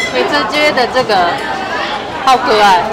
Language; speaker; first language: Chinese; non-native, fluent; Japanese